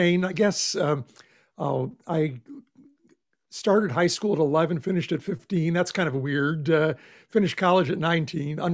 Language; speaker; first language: English; native; English